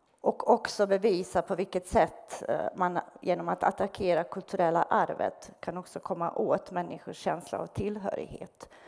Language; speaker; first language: Swedish; non-native, fluent; Bosnian